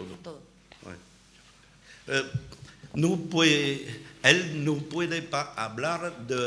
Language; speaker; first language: Spanish; non-native, learner; French